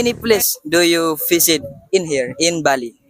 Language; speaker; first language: English; non-native, learner; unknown